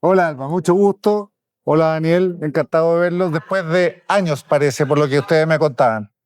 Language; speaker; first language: Spanish; native; Spanish